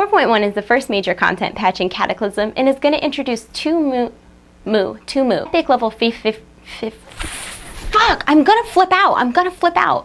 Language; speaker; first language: English; native; English